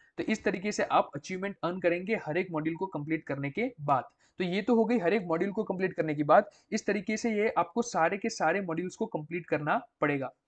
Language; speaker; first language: Hindi; non-native, local second language; Gujarati